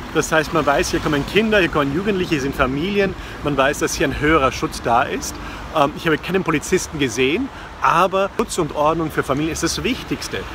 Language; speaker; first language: German; non-native, fluent; English